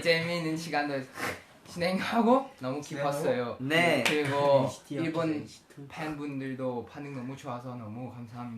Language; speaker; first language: Korean; non-native, learner; Thai